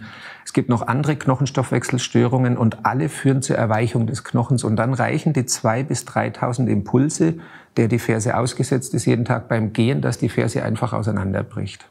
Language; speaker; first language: German; native; German